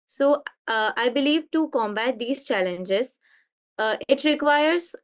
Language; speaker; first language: English; non-native, local second language; Hindi